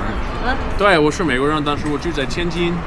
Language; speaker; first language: Chinese; non-native, fluent; English